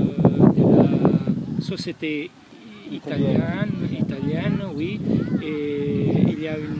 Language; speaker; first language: French; non-native, fluent; Italian